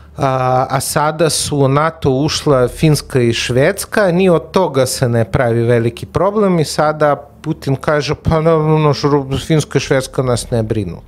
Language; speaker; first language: Serbian; non-native, fluent; Russian